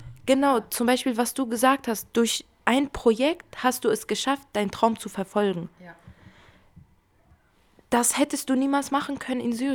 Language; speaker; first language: German; early bilingual, other home language; Kurdish